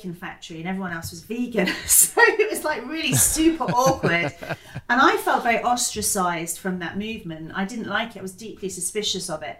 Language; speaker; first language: English; native; English